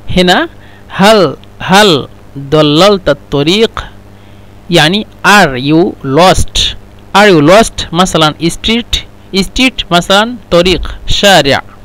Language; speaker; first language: Egyptian Arabic; non-native, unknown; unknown